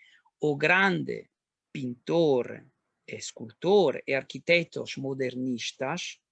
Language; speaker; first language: Portuguese; non-native, learner; Italian